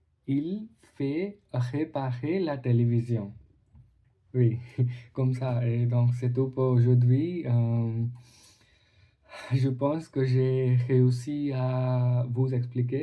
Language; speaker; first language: French; non-native, learner; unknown